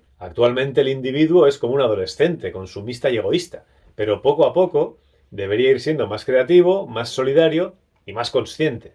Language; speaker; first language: Spanish; native; Spanish